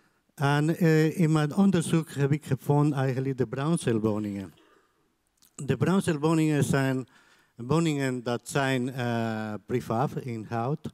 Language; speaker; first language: Dutch; non-native, fluent; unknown